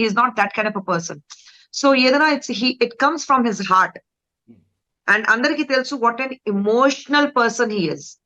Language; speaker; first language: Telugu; non-native, fluent; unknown